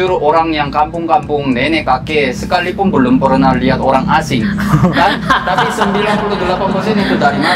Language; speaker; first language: Indonesian; non-native, fluent; Korean